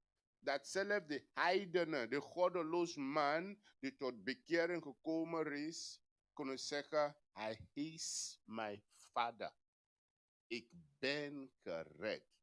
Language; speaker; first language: Dutch; non-native, fluent; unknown